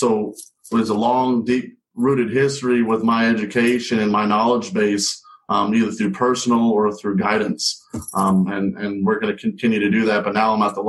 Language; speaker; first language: English; native; English